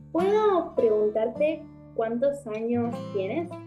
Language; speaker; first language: Spanish; native; Spanish